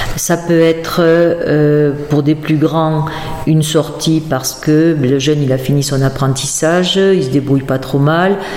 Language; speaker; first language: French; native; French